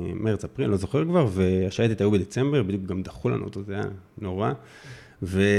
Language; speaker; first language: Hebrew; native; Hebrew